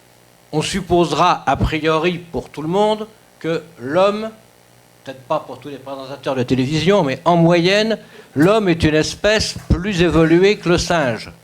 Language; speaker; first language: French; native; French